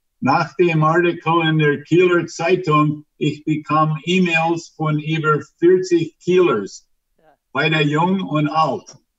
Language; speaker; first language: German; non-native, learner; English